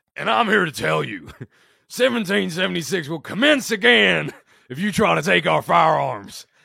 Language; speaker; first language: English; native; English